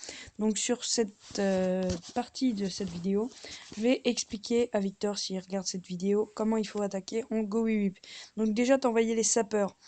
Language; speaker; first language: French; native; French